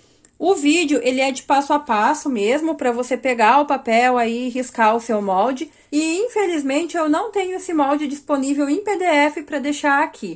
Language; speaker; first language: Portuguese; native; Portuguese